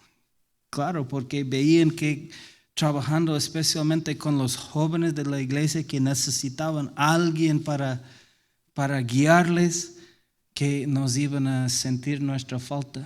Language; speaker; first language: Spanish; non-native, fluent; English